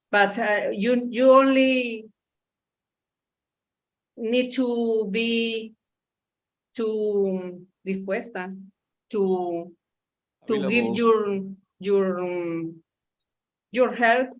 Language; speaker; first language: English; non-native, learner; Spanish